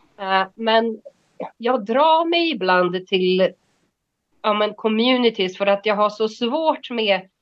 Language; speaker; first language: Swedish; non-native, fluent; Portuguese